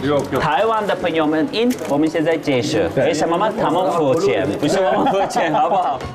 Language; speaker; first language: Chinese; non-native, fluent; Turkish